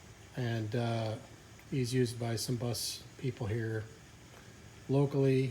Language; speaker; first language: English; native; English